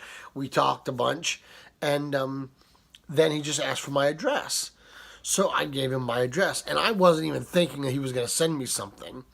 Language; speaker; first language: English; native; English